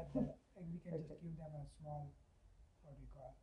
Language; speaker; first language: English; non-native, local second language; Gujarati